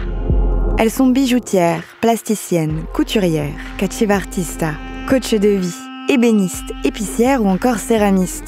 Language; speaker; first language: French; native; French